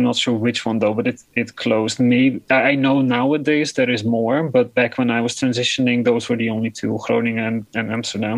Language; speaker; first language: English; non-native, fluent; Dutch